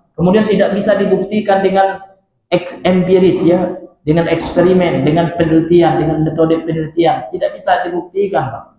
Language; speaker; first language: Indonesian; non-native, local second language; Minangkabau